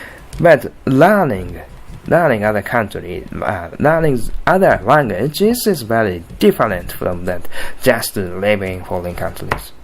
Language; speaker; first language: English; non-native, learner; Japanese